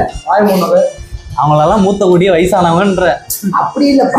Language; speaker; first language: Tamil; native; Tamil